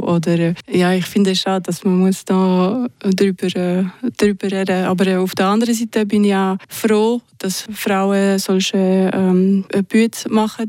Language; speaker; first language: German; non-native, local second language; French